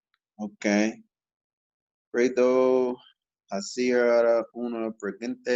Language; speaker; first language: Spanish; non-native, learner; English